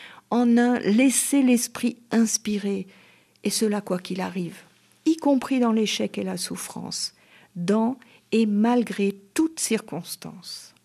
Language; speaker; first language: French; native; French